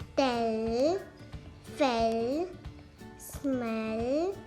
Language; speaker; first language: English; non-native, learner; Hindi